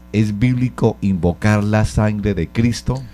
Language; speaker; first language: Spanish; native; Spanish